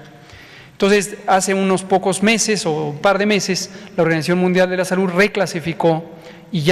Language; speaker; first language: Spanish; native; Spanish